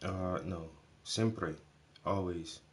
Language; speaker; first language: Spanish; non-native, learner; English